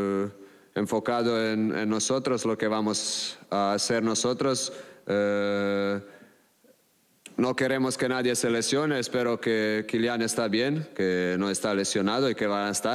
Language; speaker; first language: Spanish; non-native, fluent; Croatian